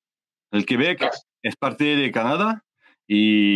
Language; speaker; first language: Spanish; non-native, learner; French